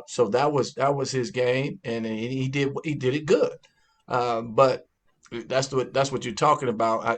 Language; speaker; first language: English; native; English